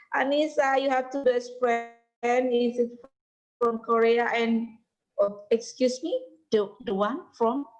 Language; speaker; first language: English; non-native, learner; Indonesian